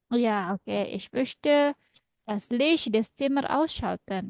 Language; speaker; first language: German; non-native, fluent; Indonesian